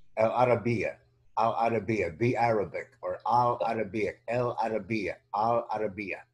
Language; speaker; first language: English; native; English